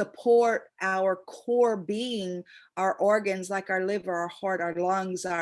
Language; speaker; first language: English; native; English